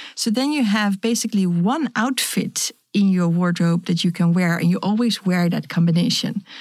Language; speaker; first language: English; non-native, fluent; Dutch